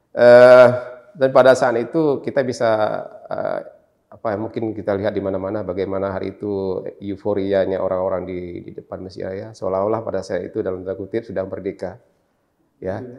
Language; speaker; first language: Indonesian; native; Indonesian